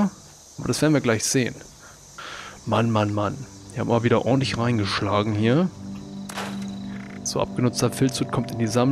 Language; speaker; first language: German; native; German